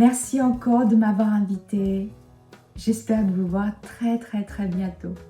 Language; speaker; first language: French; non-native, fluent; Korean